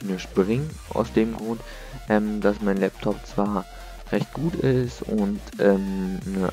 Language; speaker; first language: German; native; German